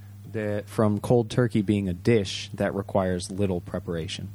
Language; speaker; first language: English; early bilingual, other home language; Japanese